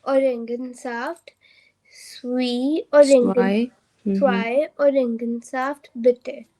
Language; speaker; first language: German; non-native, learner; Hindi